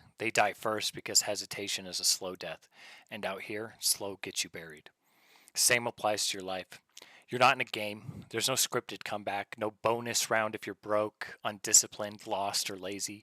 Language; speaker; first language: English; native; English